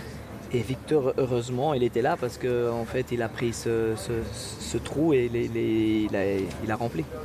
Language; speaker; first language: French; non-native, local second language; Dutch